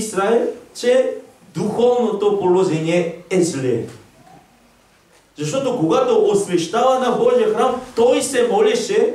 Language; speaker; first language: Bulgarian; non-native, learner; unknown